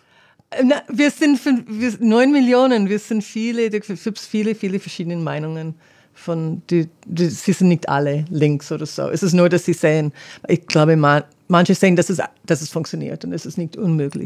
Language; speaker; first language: German; non-native, fluent; English